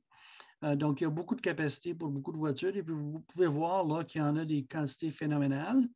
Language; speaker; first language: French; native; French